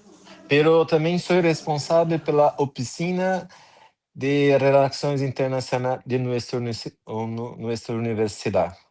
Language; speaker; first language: Spanish; non-native, fluent; Portuguese